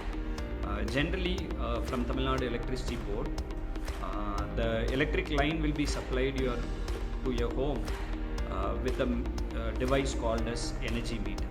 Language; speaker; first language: English; non-native, local second language; Tamil